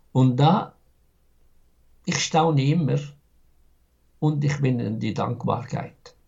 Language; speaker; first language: German; non-native, fluent; Arabic